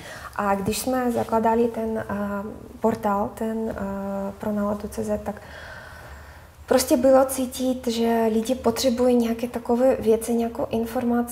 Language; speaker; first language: Czech; non-native, fluent; Russian